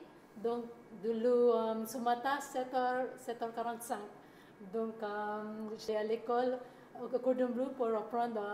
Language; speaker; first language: French; non-native, learner; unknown